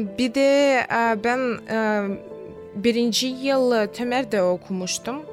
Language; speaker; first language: Turkish; non-native, fluent; Russian